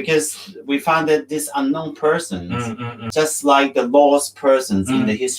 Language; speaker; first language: English; non-native, local second language; Cantonese